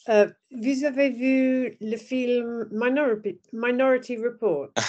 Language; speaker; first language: French; non-native, learner; English